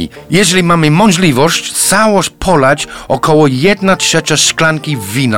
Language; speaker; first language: Polish; non-native, fluent; English